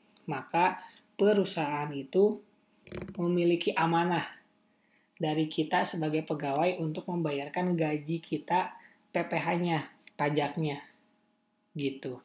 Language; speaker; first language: Indonesian; native; Indonesian